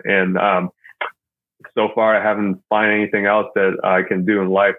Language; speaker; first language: English; non-native, fluent; Chinese